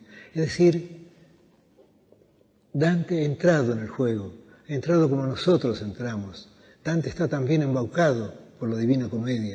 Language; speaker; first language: Spanish; native; Spanish